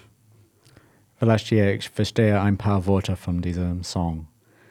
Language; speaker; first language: German; non-native, learner; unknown